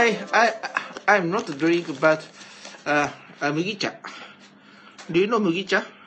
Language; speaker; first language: English; non-native, learner; Japanese